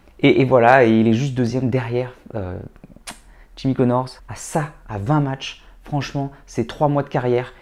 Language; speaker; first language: French; native; French